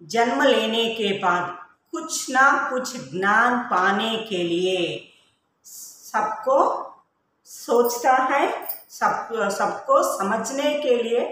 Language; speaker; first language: Hindi; non-native, local second language; Telugu